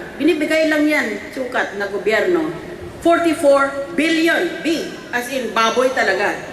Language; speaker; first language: Filipino; native; Filipino